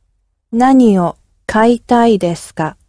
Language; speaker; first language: Japanese; non-native, learner; English